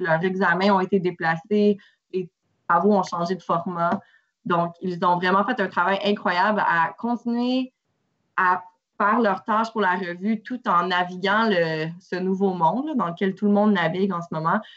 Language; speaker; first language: French; native; French